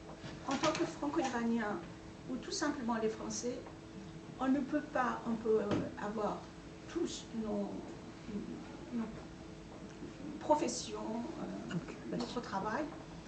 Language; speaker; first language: French; non-native, fluent; Persian